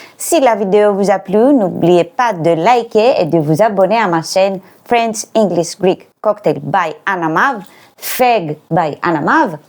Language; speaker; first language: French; non-native, fluent; Greek